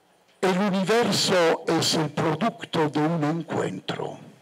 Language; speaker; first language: Spanish; non-native, fluent; Italian